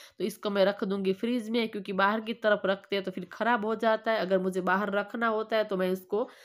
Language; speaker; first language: Hindi; non-native, local second language; Gujarati